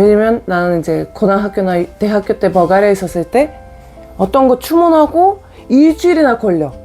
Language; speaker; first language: Korean; non-native, fluent; Bulgarian